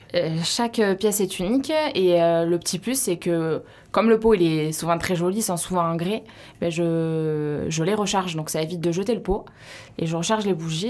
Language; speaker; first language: French; native; French